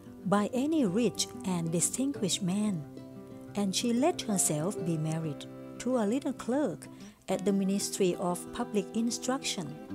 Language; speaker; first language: English; non-native, fluent; Thai